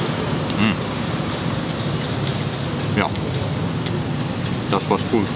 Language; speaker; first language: German; native; German